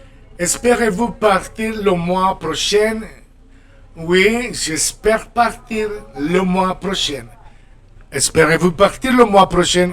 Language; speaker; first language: French; non-native, fluent; Spanish